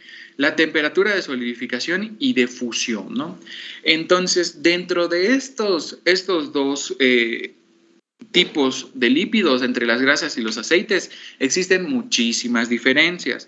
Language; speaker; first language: Spanish; native; Spanish